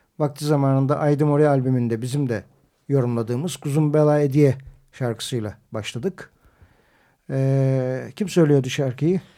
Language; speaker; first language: Turkish; native; Turkish